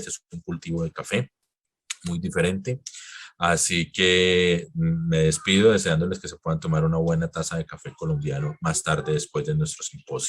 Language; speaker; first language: Spanish; native; Spanish